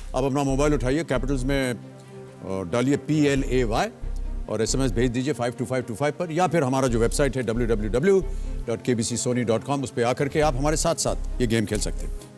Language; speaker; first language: Hindi; native; Hindi